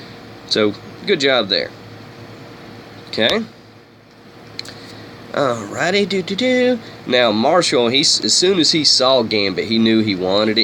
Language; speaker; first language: English; native; English